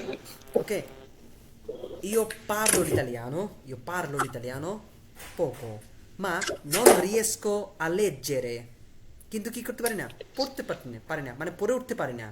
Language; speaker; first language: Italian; non-native, fluent; Bangla